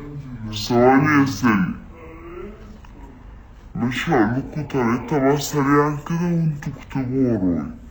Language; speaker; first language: Arabic; native; Arabic